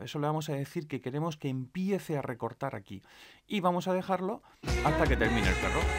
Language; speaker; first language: Spanish; native; Spanish